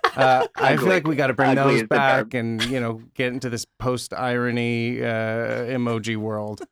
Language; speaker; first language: English; native; English